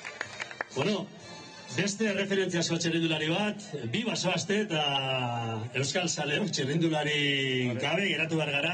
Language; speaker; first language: Basque; native; Basque